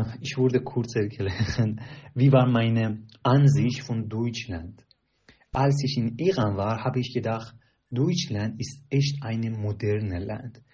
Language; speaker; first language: German; non-native, fluent; Persian